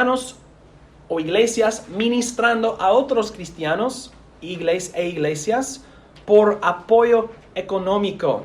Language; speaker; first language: Spanish; non-native, fluent; English